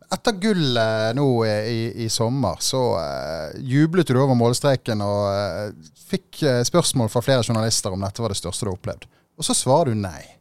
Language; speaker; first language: Norwegian; native; Norwegian